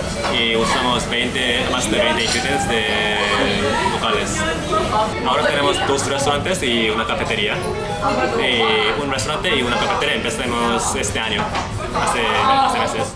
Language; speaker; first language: Spanish; non-native, learner; Korean